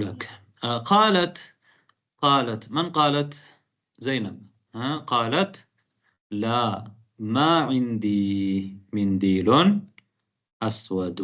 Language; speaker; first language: Arabic; non-native, fluent; Tamil